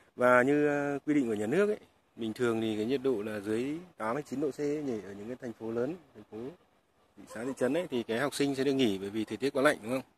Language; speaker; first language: Vietnamese; non-native, local second language; Tày